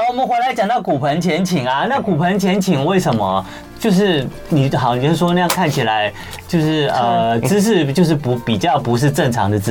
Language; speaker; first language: Chinese; native; Chinese